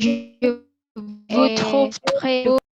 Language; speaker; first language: French; non-native, learner; Indonesian